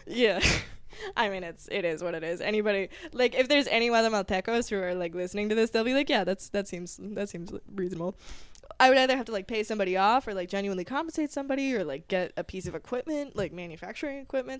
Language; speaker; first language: English; native; English